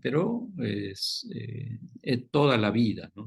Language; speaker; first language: Spanish; non-native, fluent; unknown